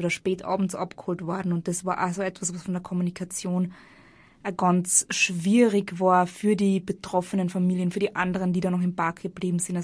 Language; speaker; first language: German; native; German